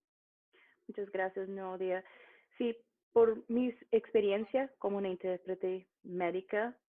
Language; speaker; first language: Spanish; non-native, fluent; Portuguese